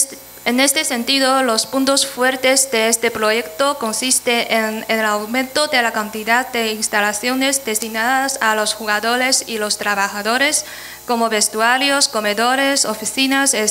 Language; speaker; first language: Spanish; non-native, fluent; Chinese